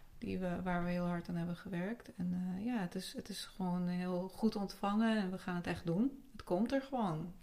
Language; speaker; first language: Dutch; early bilingual, other home language; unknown